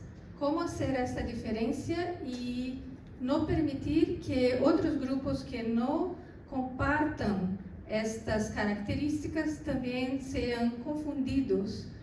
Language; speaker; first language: Spanish; non-native, fluent; Portuguese